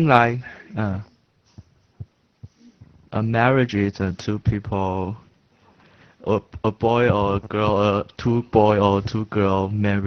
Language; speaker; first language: English; non-native, learner; Chinese